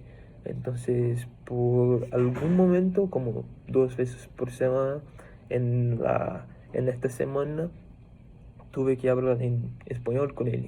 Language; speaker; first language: Spanish; non-native, fluent; Portuguese